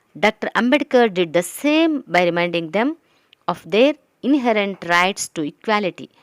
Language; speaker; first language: English; non-native, local second language; Kannada